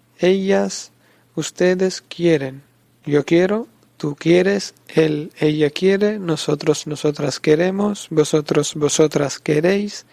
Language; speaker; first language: Spanish; non-native, fluent; Urdu